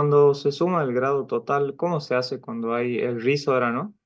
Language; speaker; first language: Spanish; native; Spanish